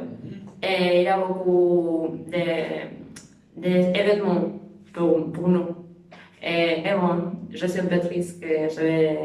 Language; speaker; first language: French; non-native, learner; Spanish